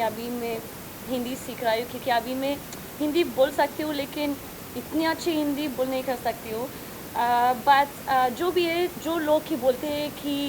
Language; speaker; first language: Hindi; non-native, learner; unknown